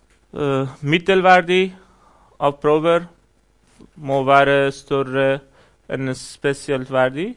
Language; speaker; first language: Norwegian; non-native, learner; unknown